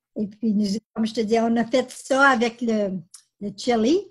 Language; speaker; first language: French; native; French